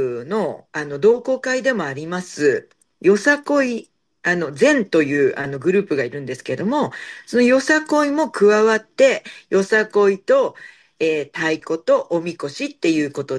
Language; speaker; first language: Japanese; native; Japanese